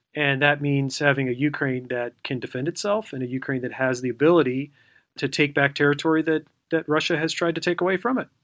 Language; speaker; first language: English; native; English